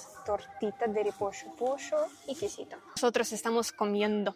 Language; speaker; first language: Spanish; non-native, fluent; Russian